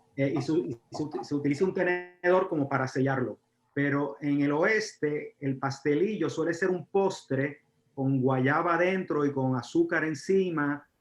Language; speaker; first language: Spanish; native; Spanish